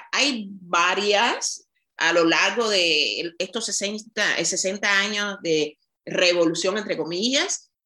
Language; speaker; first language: Spanish; native; Spanish